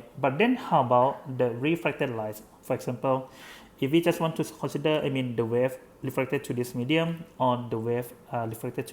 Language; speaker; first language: English; non-native, fluent; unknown